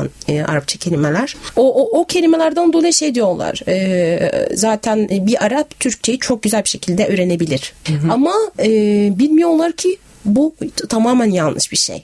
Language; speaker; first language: Turkish; non-native, fluent; Arabic